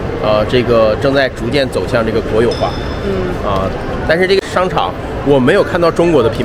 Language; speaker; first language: Chinese; native; Chinese